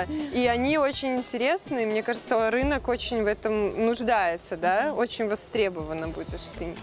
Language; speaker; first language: Russian; native; Russian